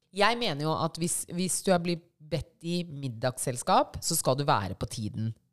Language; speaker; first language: Norwegian; early bilingual, other home language; Shona